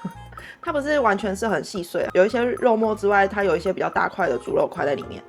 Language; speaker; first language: Chinese; native; Chinese